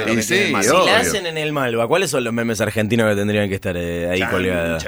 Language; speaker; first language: Spanish; native; Spanish